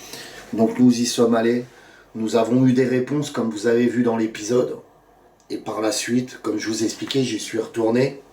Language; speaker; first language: French; native; French